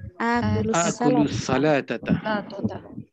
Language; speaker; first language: Arabic; non-native, learner; Bangla